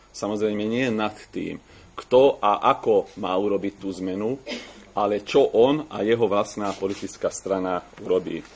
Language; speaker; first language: Slovak; non-native, local second language; Hungarian